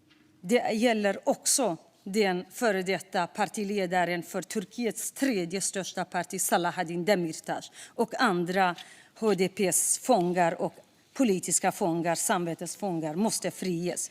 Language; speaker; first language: Swedish; non-native, fluent; Kurdish